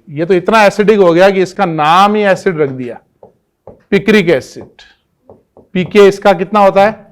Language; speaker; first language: Hindi; native; Hindi